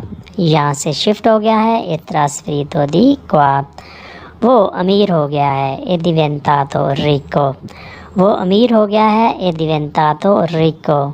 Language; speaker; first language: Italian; non-native, learner; Urdu